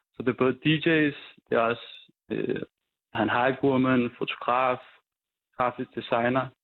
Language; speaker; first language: Danish; early bilingual, other home language; Punjabi